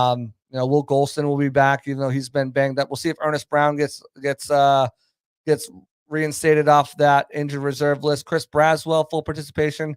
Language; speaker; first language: English; native; English